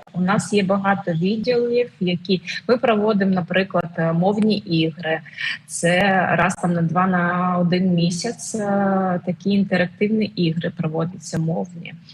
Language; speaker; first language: Ukrainian; non-native, local second language; Russian